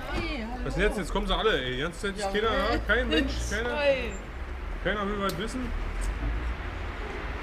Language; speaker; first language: German; native; German